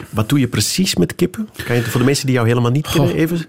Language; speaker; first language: Dutch; native; Dutch